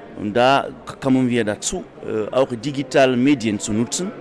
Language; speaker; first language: German; non-native, fluent; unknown